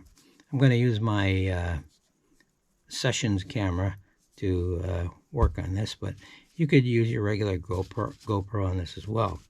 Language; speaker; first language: English; native; English